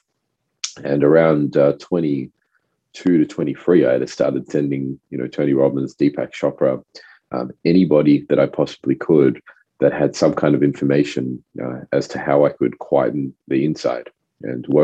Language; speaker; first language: English; non-native, local second language; French